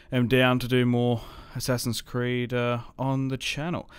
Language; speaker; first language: English; native; English